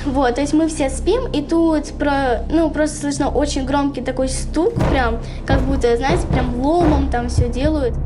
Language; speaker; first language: Russian; native; Russian